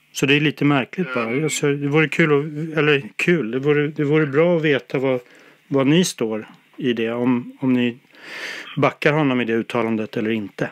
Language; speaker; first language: Swedish; native; Swedish